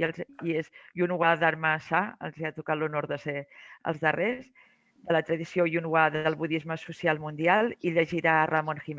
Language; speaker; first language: Catalan; native; Catalan